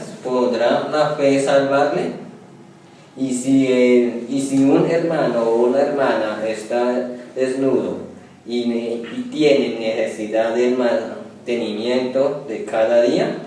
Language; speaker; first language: Spanish; native; Spanish